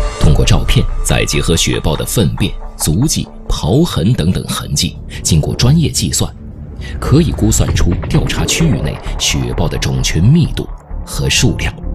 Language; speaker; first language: Chinese; native; Chinese